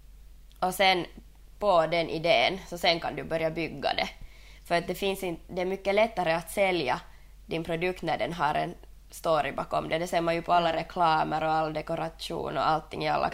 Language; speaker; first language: Swedish; non-native, local second language; Finnish